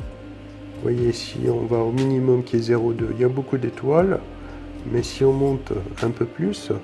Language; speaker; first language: French; native; French